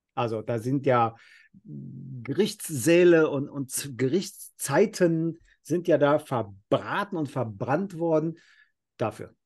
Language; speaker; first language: German; non-native, fluent; Spanish